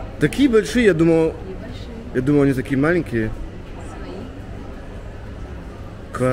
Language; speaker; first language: Russian; early bilingual, heritage; Russian